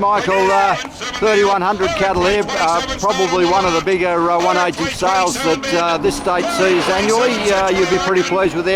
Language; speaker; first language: English; native; English